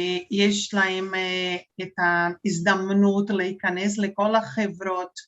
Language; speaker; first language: Hebrew; non-native, fluent; Portuguese